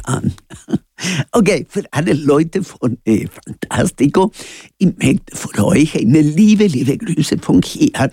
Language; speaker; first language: German; non-native, learner; Spanish